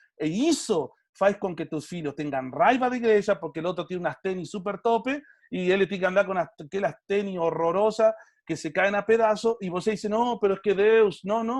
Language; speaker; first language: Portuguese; non-native, learner; Spanish